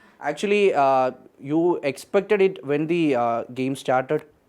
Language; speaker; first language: English; non-native, local second language; Malayalam